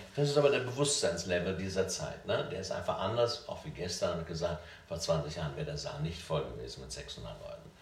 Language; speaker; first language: German; native; German